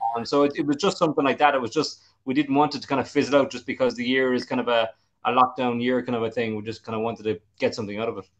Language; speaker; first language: English; native; English